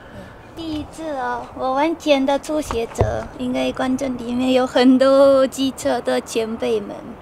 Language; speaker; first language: Chinese; non-native, fluent; Japanese